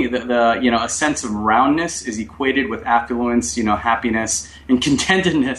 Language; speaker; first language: English; non-native, local second language; Bangla